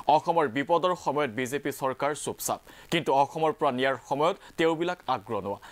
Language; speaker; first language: Assamese; native; Assamese